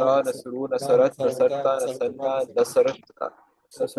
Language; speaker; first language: Arabic; non-native, learner; Urdu